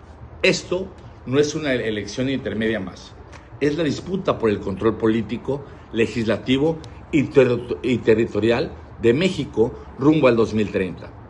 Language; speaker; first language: Spanish; native; Spanish